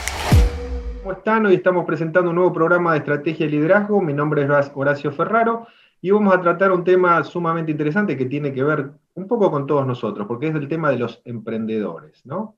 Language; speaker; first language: Spanish; native; Spanish